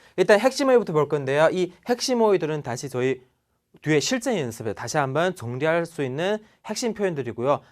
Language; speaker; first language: Korean; non-native, fluent; Chinese